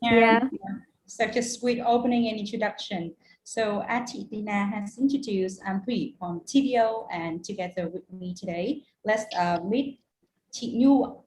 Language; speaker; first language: English; non-native, fluent; Vietnamese